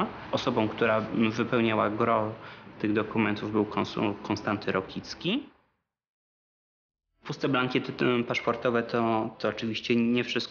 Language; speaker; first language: Polish; native; Polish